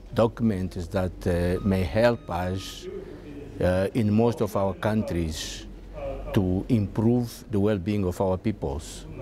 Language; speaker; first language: English; non-native, fluent; Portuguese